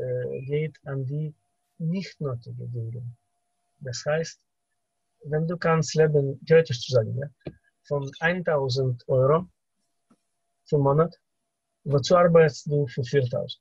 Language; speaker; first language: German; non-native, fluent; Russian